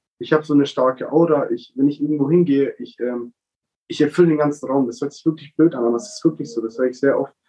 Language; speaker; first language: German; early bilingual, other home language; Italian